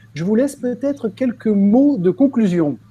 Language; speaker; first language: French; native; French